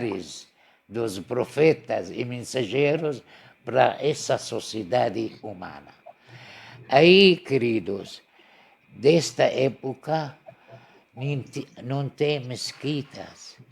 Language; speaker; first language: Portuguese; non-native, learner; Arabic